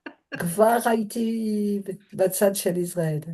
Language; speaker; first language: Hebrew; non-native, learner; French